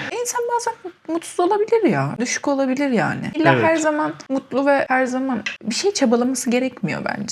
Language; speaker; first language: Turkish; native; Turkish